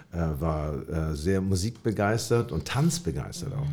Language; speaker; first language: German; native; German